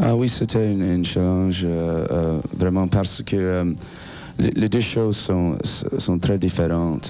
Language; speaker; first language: French; non-native, learner; English